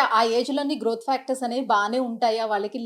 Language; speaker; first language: Telugu; native; Telugu